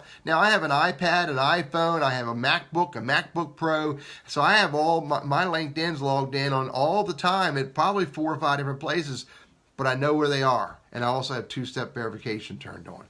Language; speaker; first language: English; native; English